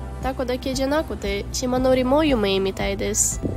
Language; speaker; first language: Japanese; non-native, fluent; Ukrainian